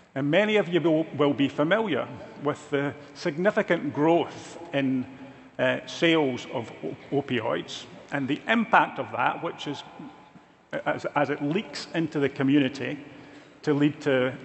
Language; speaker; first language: English; native; English